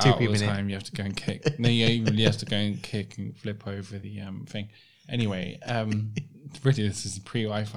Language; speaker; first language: English; native; English